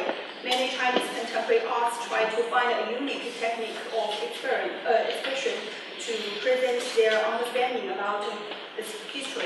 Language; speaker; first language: English; non-native, learner; Chinese